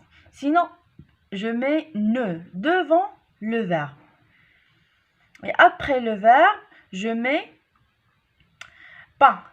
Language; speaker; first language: French; non-native, local second language; Arabic